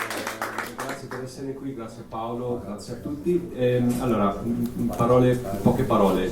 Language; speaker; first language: Italian; native; Italian